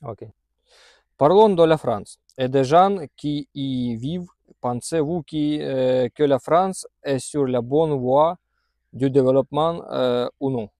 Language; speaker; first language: French; non-native, learner; Russian